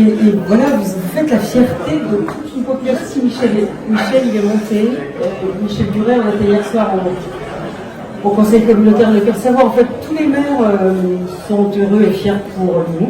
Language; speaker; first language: French; native; French